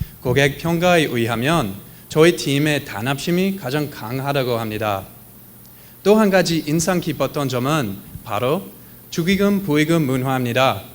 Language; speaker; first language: Korean; non-native, fluent; English